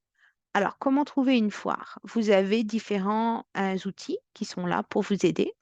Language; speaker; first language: French; native; French